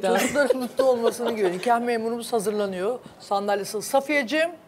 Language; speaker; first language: Turkish; native; Turkish